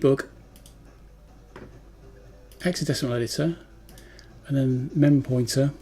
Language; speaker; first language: English; native; English